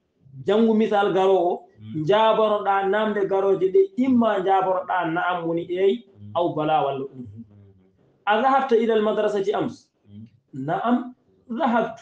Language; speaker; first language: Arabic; non-native, fluent; Wolof